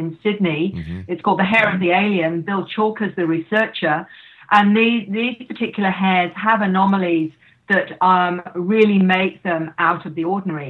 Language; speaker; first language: English; native; English